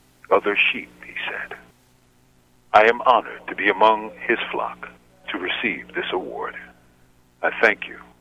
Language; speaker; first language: English; native; English